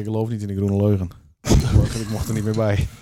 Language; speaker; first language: Dutch; native; Dutch